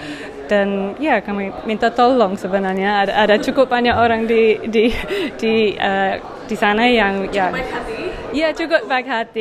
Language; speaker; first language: Indonesian; non-native, fluent; English